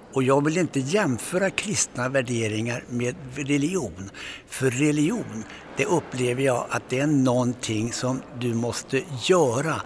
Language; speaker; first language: Swedish; native; Swedish